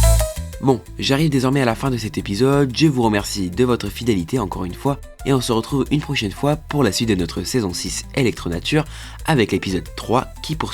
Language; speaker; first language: French; native; French